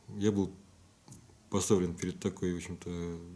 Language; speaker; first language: Russian; native; Russian